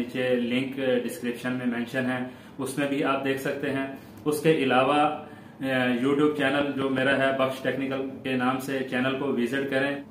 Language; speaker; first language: Urdu; non-native, local second language; Saraiki